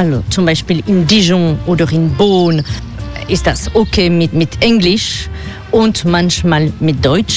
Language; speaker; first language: German; non-native, fluent; French